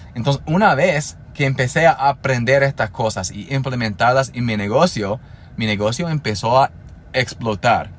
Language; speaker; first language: Spanish; non-native, fluent; English